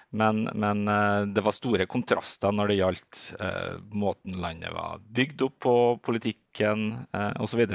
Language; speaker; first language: Norwegian; native; Norwegian